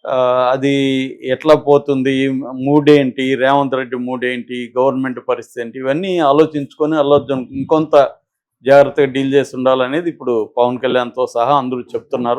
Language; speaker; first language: Telugu; native; Telugu